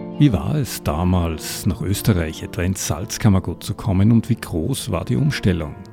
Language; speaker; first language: German; native; German